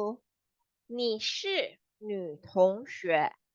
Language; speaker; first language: Chinese; non-native, fluent; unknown